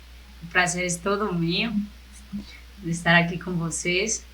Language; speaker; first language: Portuguese; non-native, fluent; Spanish